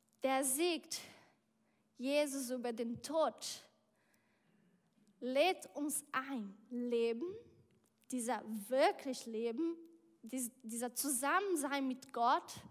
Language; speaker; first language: German; non-native, learner; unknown